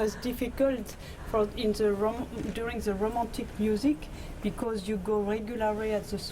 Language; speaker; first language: English; non-native, learner; French